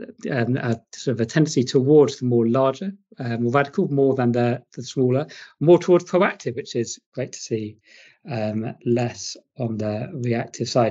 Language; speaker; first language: English; native; English